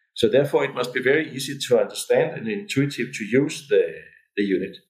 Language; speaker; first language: English; non-native, fluent; Danish